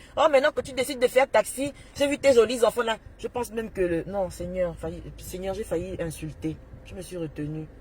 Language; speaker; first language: French; native; French